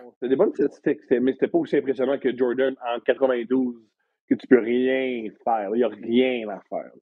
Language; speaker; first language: French; native; French